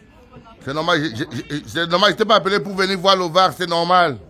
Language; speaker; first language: French; native; French